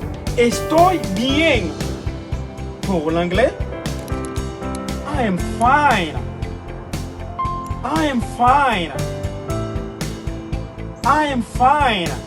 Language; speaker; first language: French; non-native, local second language; Haitian Creole